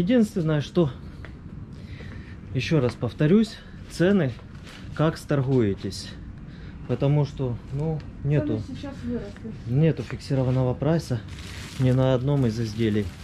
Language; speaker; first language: Russian; native; Russian